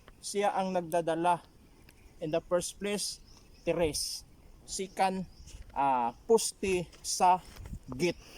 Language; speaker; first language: Filipino; non-native, local second language; Waray